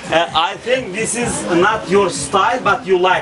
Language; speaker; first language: English; non-native, learner; Turkish